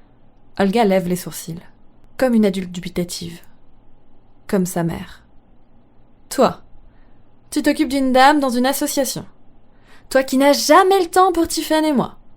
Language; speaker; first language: French; native; French